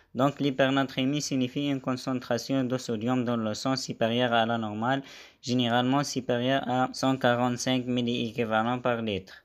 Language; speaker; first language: French; non-native, local second language; Arabic